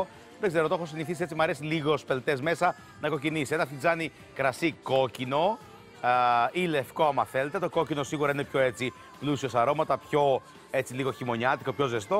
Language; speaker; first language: Greek; native; Greek